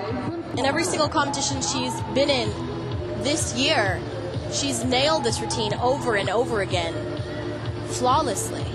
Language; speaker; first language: English; native; English